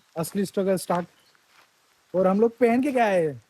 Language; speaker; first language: Hindi; non-native, local second language; Marathi